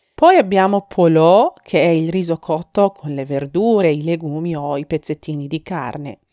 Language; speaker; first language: Italian; non-native, fluent; Persian